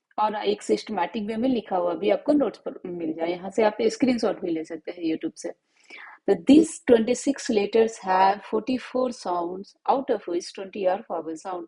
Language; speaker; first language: Hindi; native; Hindi